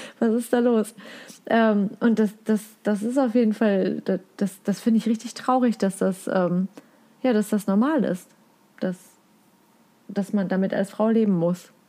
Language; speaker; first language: German; native; German